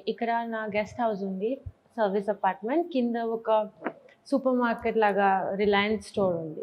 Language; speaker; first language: Telugu; non-native, learner; Bangla